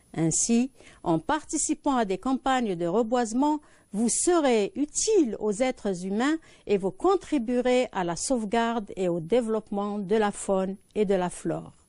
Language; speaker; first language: French; non-native, local second language; Arabic